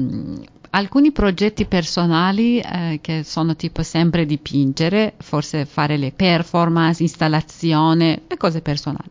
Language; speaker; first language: Italian; non-native, fluent; Persian